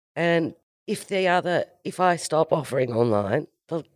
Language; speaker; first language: English; native; English